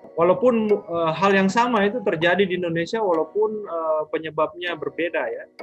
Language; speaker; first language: Indonesian; native; Indonesian